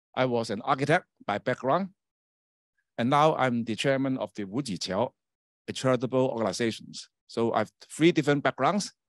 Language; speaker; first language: English; non-native, local second language; Chinese